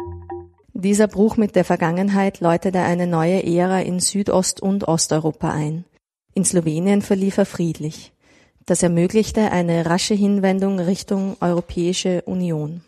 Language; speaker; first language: German; native; German